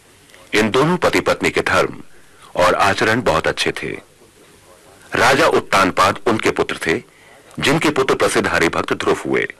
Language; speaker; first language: Hindi; native; Hindi